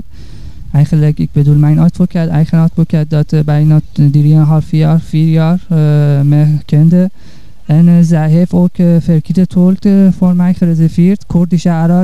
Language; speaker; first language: Dutch; non-native, learner; Persian